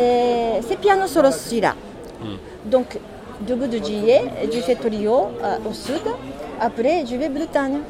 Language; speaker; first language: French; non-native, learner; Japanese